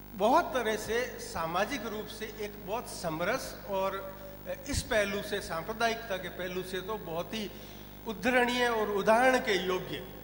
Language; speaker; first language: Hindi; non-native, local second language; Rajasthani